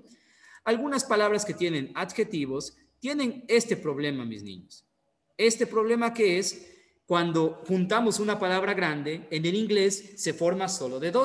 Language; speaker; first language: Spanish; native; Spanish